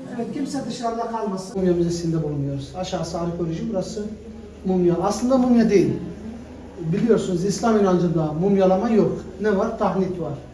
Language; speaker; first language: Turkish; native; Turkish